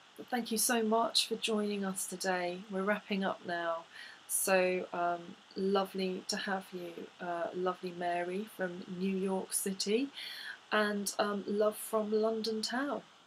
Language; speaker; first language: English; native; English